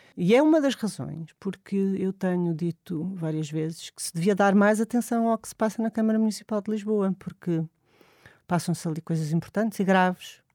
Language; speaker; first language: Portuguese; native; Portuguese